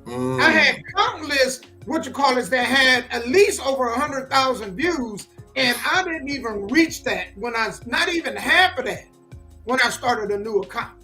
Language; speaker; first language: English; native; English